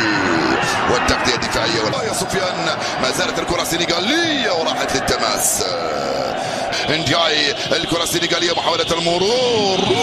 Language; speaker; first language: Arabic; native; Arabic